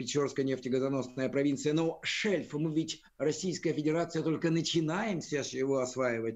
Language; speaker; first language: Russian; native; Russian